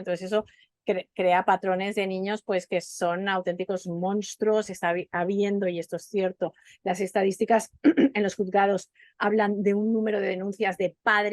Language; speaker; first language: Spanish; native; Spanish